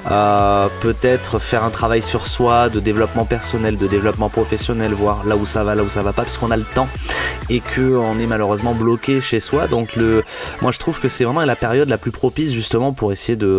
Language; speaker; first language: French; native; French